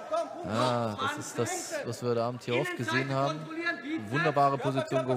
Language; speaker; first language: German; native; German